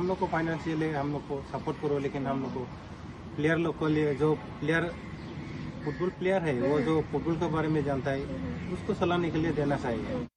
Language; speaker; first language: Hindi; non-native, local second language; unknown